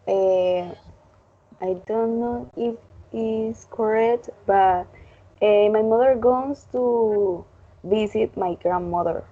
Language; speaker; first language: English; non-native, learner; Spanish